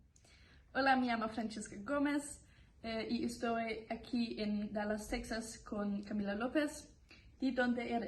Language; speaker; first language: Spanish; non-native, learner; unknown